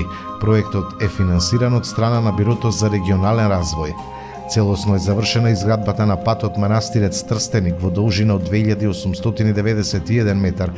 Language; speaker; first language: Macedonian; native; Macedonian